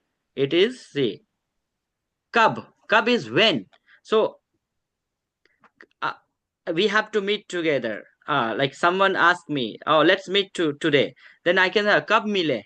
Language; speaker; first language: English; non-native, local second language; Hindi